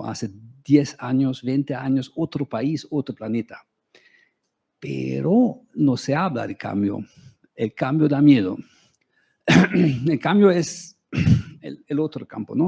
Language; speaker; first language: Spanish; non-native, fluent; German